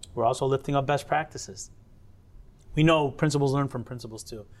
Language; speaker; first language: English; native; English